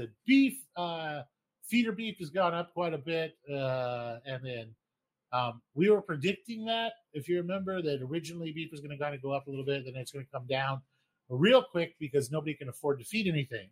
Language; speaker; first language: English; native; English